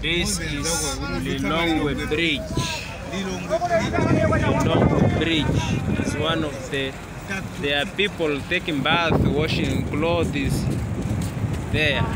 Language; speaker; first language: English; non-native, fluent; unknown